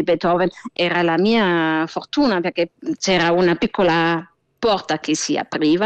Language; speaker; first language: Italian; non-native, fluent; German